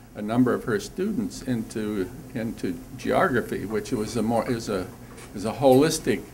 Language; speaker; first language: English; native; English